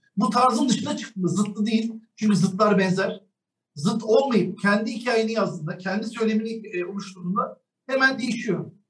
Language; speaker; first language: Turkish; native; Turkish